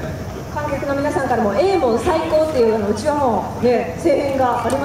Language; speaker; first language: Japanese; native; Japanese